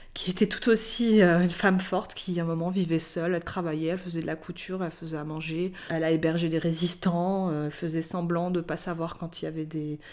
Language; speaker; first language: French; native; French